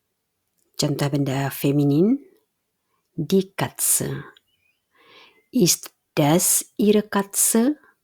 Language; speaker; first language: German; non-native, fluent; Indonesian